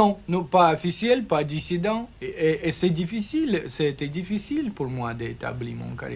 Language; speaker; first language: French; non-native, learner; Russian